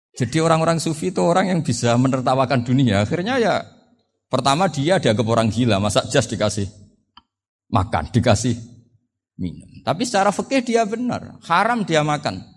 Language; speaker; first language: Indonesian; non-native, local second language; Javanese